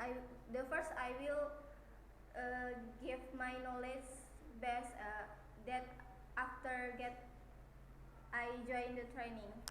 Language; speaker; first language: English; non-native, learner; Indonesian